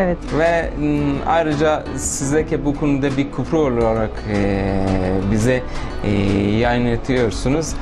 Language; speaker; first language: Turkish; non-native, local second language; Persian